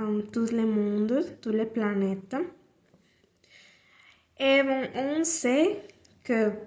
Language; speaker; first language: French; non-native, learner; Spanish